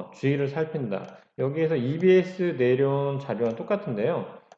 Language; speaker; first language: Korean; native; Korean